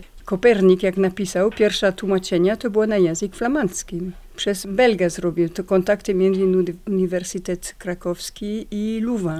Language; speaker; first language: Polish; non-native, learner; French